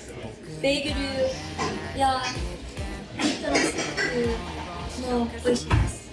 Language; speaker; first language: Japanese; non-native, learner; English